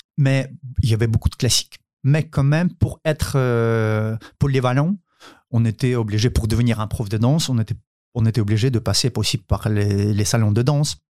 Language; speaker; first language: French; non-native, fluent; Ukrainian